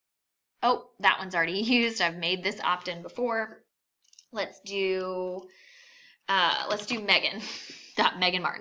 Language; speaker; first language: English; native; English